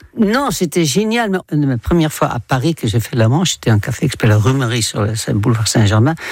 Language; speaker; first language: French; non-native, fluent; Dutch